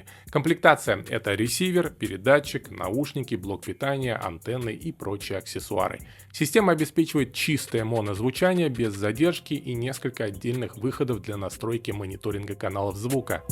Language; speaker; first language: Russian; native; Russian